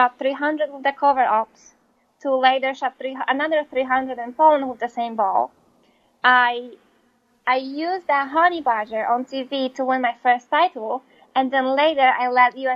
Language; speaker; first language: English; non-native, fluent; Polish